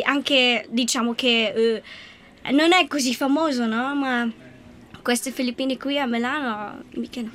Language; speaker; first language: Italian; non-native, fluent; Filipino